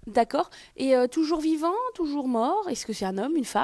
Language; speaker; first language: French; native; French